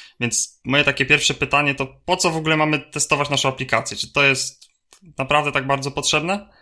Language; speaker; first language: Polish; native; Polish